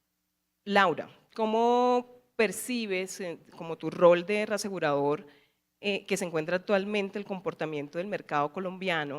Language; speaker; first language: Spanish; native; Spanish